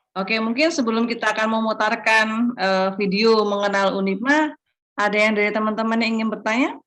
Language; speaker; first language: Indonesian; native; Indonesian